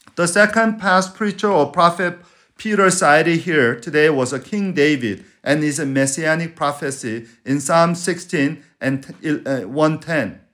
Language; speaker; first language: English; non-native, fluent; Spanish